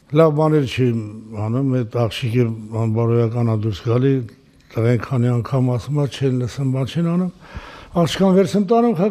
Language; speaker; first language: Armenian; non-native, local second language; Kurdish